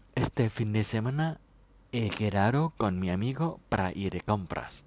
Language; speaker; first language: Spanish; non-native, fluent; Thai